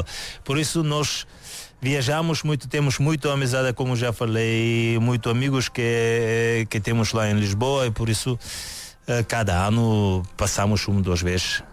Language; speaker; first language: Portuguese; non-native, learner; Bulgarian